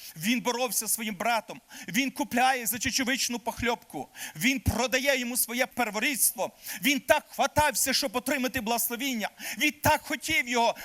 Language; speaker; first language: Ukrainian; native; Ukrainian